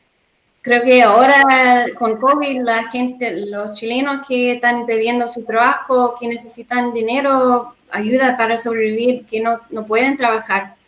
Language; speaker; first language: Spanish; non-native, learner; English